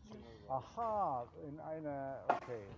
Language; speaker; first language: German; non-native, learner; Croatian